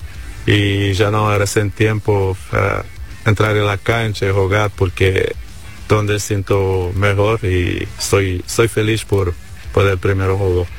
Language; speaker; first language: Spanish; non-native, learner; Portuguese